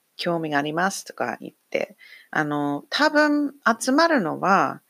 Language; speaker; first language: Japanese; non-native, fluent; English